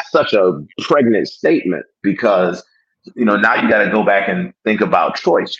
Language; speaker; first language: English; native; English